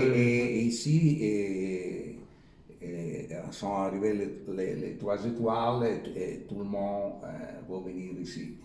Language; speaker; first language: French; non-native, learner; Italian